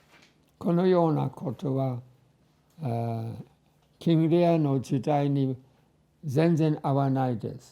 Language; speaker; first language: Japanese; non-native, fluent; English